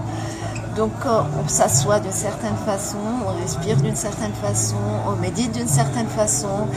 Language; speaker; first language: French; non-native, local second language; Arabic